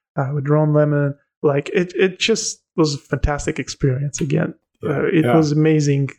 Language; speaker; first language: English; non-native, fluent; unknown